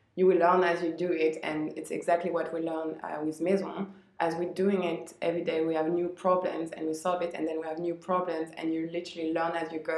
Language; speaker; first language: English; non-native, fluent; French